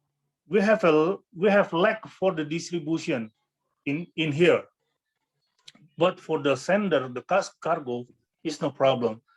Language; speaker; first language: English; non-native, fluent; Indonesian